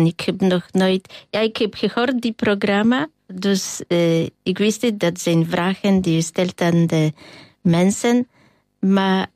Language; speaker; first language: Dutch; non-native, fluent; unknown